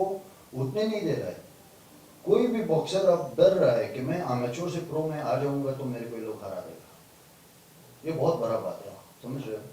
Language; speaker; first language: Hindi; non-native, fluent; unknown